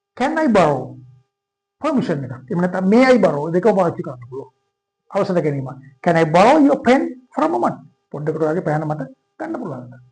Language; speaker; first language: Sinhala; native; Sinhala